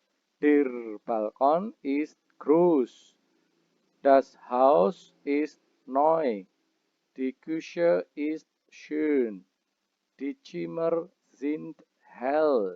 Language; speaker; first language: German; non-native, fluent; Indonesian